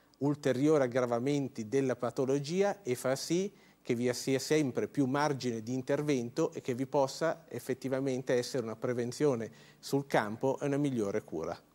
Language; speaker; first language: Italian; native; Italian